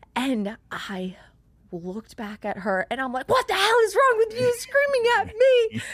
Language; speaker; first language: English; native; English